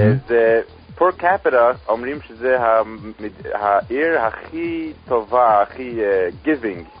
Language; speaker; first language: Hebrew; non-native, fluent; English